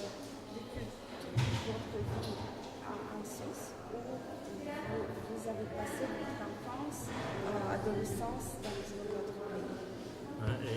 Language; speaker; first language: French; non-native, learner; Russian